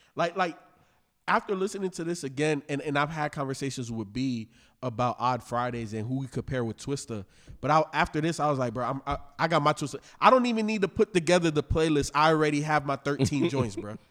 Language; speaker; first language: English; native; English